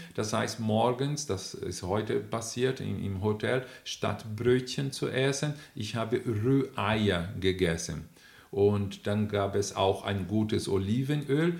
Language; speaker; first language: German; non-native, fluent; Portuguese